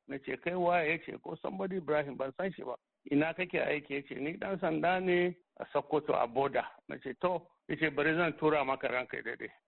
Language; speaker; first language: Hausa; non-native, local second language; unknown